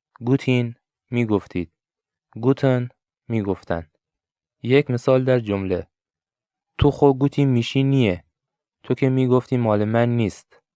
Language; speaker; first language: Persian; non-native, local second language; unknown